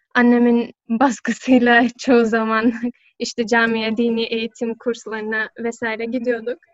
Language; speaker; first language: Turkish; early bilingual, other home language; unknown